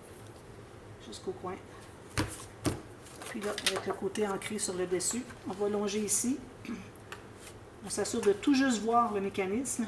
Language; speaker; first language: French; native; French